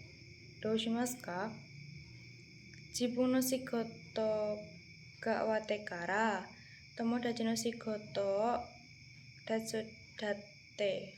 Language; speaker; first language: Japanese; non-native, learner; Indonesian